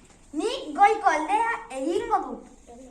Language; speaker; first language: Basque; non-native, local second language; Spanish